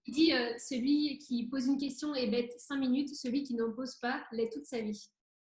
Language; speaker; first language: French; native; French